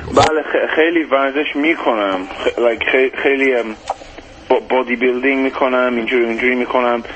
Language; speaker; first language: Persian; early bilingual, heritage; Persian